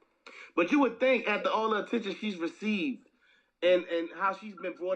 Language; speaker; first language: English; native; English